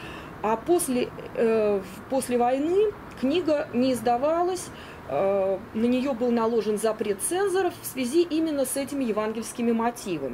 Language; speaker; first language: Russian; native; Russian